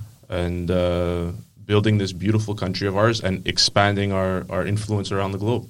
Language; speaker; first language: English; non-native, fluent; Greek